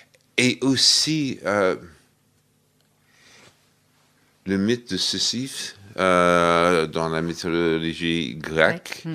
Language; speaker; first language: French; non-native, fluent; English